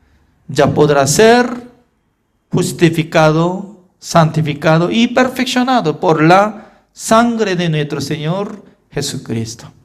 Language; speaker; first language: Spanish; non-native, fluent; Korean